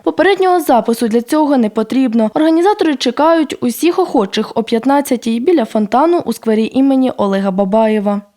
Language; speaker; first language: Ukrainian; native; Ukrainian